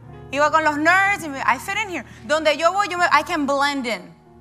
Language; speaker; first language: English; early bilingual, other home language; Spanish